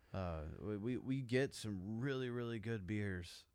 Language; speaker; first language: English; native; English